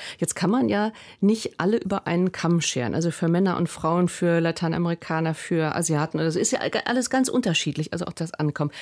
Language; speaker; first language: German; native; German